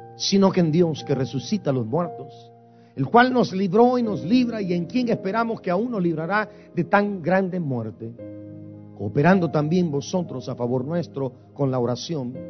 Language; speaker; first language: Spanish; native; Spanish